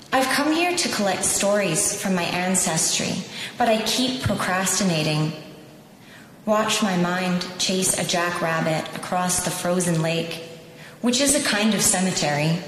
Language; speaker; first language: English; native; English